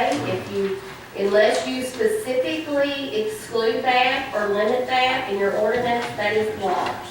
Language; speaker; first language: English; native; English